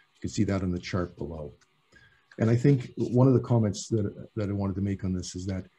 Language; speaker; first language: English; native; English